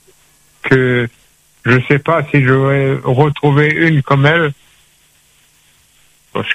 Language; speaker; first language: French; non-native, local second language; Réunion Creole French